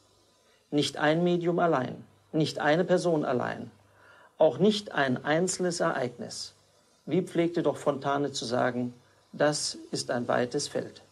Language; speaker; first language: German; native; German